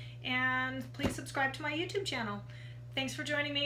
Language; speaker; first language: English; native; English